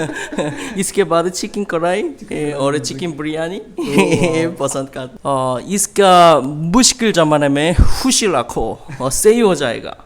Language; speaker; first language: Urdu; non-native, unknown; Korean